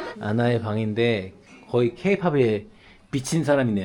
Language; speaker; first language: Korean; native; Korean